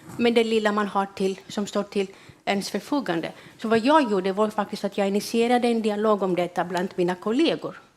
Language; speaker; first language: Swedish; non-native, fluent; Greek